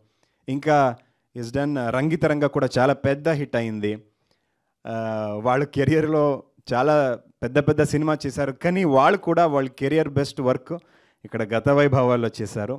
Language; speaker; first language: Telugu; non-native, learner; Kannada